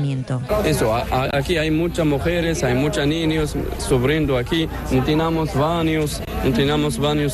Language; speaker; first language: Spanish; non-native, learner; Arabic